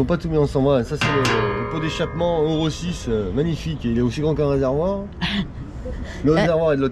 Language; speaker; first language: French; native; French